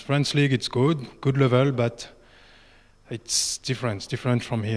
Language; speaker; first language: English; non-native, learner; French